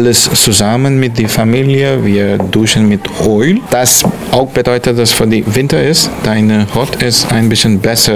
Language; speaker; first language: German; non-native, learner; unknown